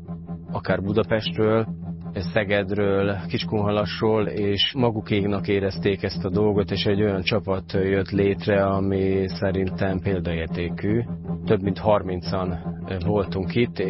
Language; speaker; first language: Hungarian; native; Hungarian